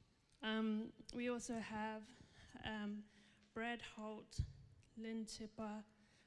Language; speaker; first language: English; native; English